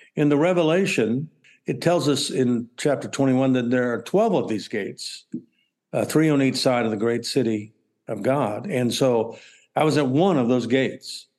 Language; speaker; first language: English; native; English